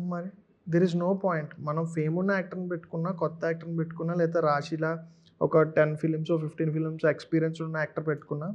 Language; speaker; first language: Telugu; native; Telugu